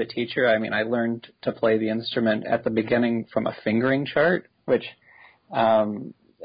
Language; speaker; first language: English; native; English